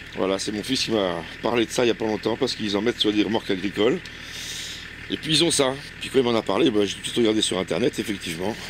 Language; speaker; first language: French; native; French